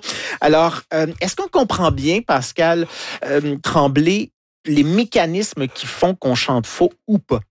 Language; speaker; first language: French; native; French